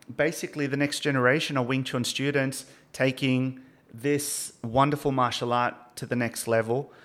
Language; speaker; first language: English; early bilingual, other home language; Spanish